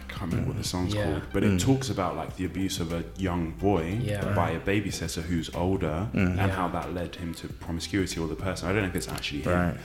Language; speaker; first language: English; early bilingual, other home language; Yoruba